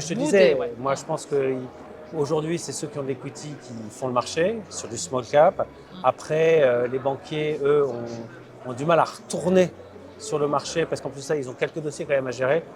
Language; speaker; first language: French; native; French